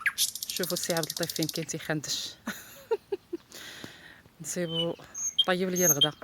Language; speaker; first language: Arabic; native; Arabic